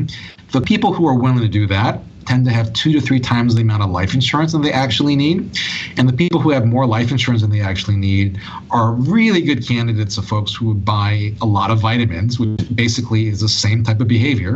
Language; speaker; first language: English; native; English